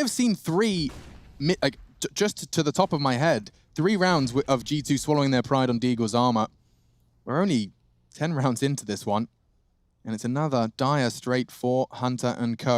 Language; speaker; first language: English; native; English